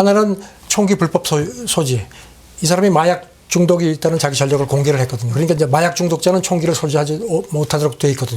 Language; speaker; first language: Korean; native; Korean